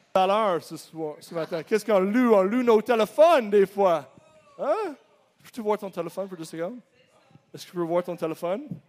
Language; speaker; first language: French; non-native, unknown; English